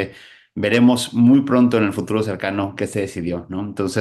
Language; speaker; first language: Spanish; native; Spanish